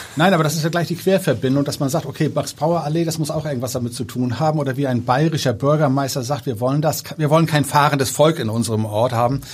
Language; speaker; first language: German; early bilingual, other home language; Danish